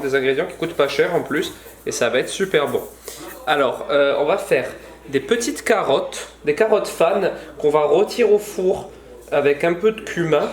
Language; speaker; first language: French; native; French